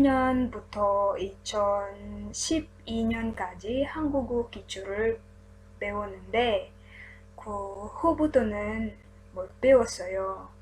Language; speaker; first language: Korean; non-native, learner; Filipino